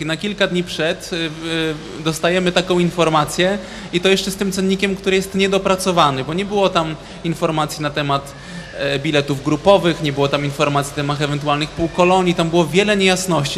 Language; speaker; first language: Polish; native; Polish